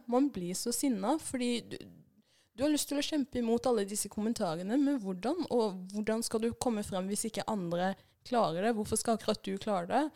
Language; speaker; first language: Norwegian; early bilingual, other home language; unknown